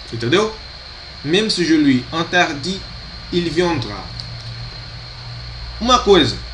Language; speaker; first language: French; non-native, fluent; Portuguese